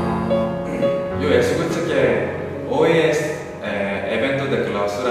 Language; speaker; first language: Spanish; non-native, learner; Korean